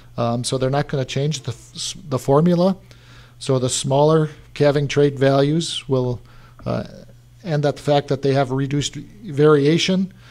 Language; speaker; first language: English; native; English